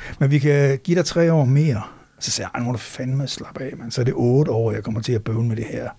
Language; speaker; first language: Danish; native; Danish